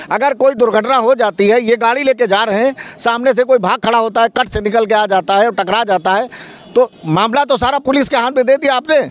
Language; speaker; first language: Hindi; native; Hindi